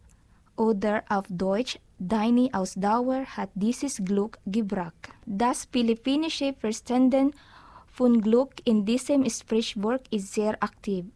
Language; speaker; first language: German; non-native, learner; Filipino